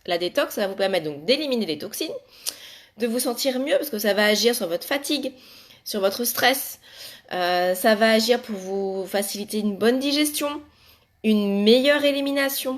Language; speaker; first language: French; native; French